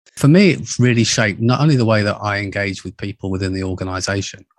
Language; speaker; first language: English; native; English